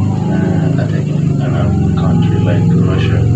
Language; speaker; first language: English; non-native, fluent; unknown